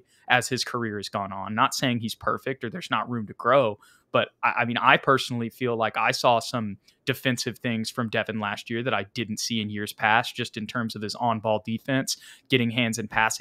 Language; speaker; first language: English; native; English